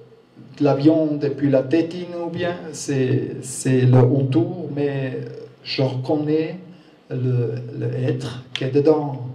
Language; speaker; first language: French; non-native, learner; German